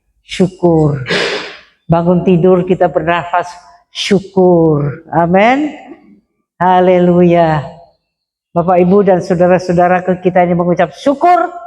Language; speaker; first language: Indonesian; non-native, local second language; Madurese